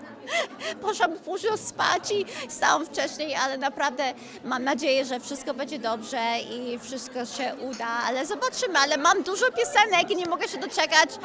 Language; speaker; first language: Polish; early bilingual, heritage; Polish